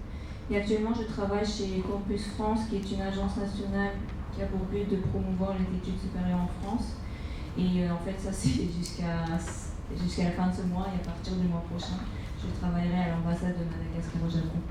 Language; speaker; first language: French; early bilingual, heritage; Japanese